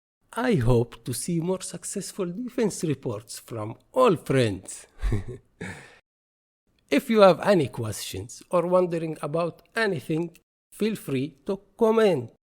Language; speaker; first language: English; non-native, fluent; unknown